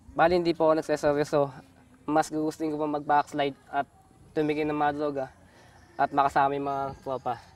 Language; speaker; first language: Filipino; native; Filipino